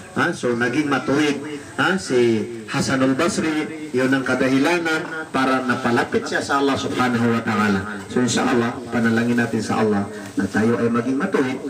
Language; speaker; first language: Filipino; non-native, local second language; Maguindanaon